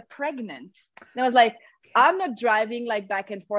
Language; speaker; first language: English; non-native, fluent; French